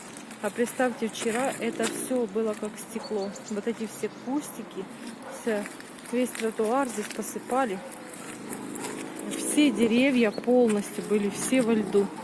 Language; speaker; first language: Russian; native; Russian